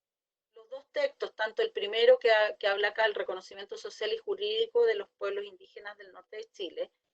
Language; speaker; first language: Spanish; native; Spanish